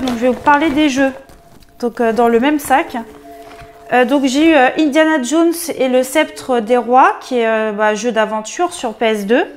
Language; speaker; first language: French; native; French